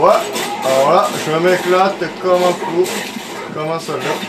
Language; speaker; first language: French; native; French